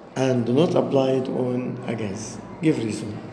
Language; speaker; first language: English; non-native, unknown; Arabic